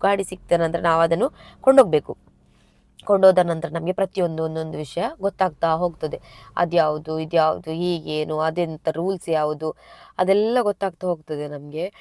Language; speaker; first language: Kannada; non-native, local second language; Tulu